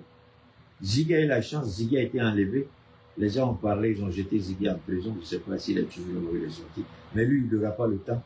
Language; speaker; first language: French; native; French